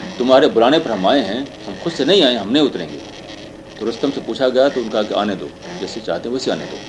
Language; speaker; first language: Urdu; native; Urdu